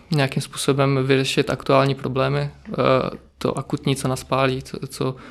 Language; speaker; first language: Czech; early bilingual, other home language; Ukrainian